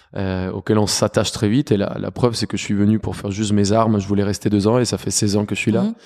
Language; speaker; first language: French; non-native, fluent; Spanish